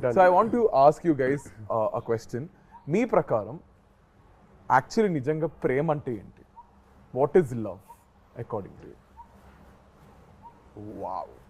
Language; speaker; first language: Telugu; native; Telugu